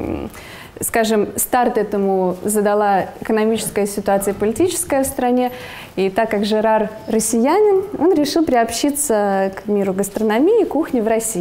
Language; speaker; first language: Russian; native; Russian